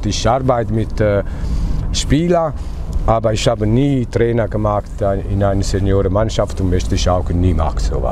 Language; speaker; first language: German; non-native, fluent; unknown